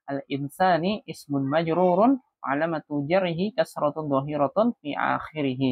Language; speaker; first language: Arabic; non-native, fluent; Indonesian